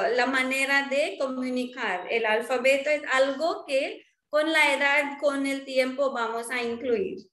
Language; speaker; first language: Spanish; non-native, fluent; Marwari